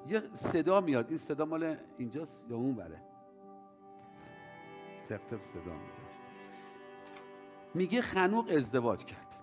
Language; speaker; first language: Persian; native; Persian